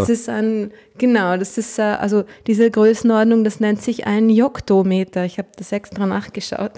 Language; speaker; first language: German; native; German